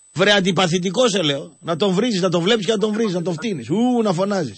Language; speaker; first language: Greek; native; Greek